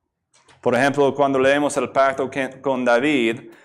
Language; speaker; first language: Spanish; non-native, fluent; English